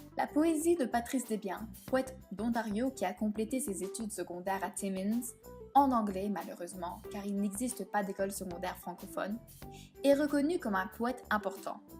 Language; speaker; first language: French; native; French